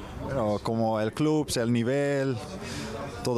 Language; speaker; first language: Spanish; non-native, fluent; Dutch